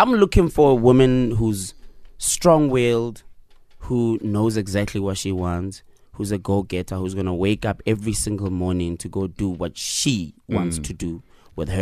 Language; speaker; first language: English; non-native, local second language; Tswana